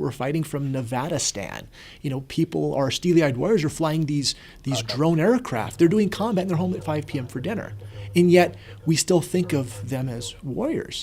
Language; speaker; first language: English; native; English